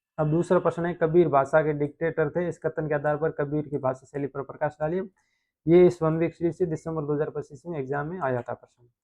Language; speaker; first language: Hindi; native; Hindi